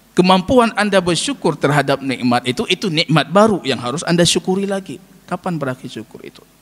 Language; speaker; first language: Malay; non-native, local second language; Achinese